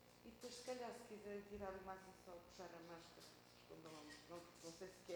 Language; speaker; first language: Portuguese; native; Portuguese